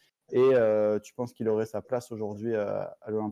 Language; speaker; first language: French; native; French